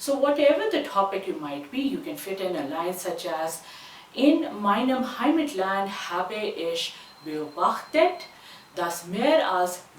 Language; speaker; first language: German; non-native, fluent; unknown